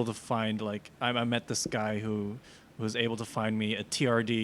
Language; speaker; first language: English; native; English